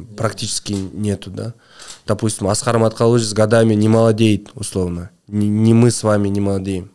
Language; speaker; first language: Russian; non-native, local second language; Kyrgyz